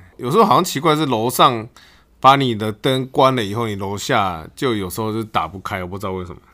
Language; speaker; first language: Chinese; native; Chinese